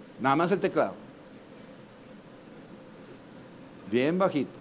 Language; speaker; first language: Spanish; native; Spanish